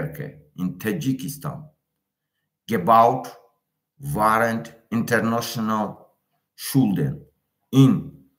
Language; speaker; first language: German; non-native, learner; Tajik